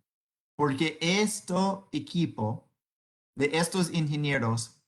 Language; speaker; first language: Spanish; non-native, fluent; English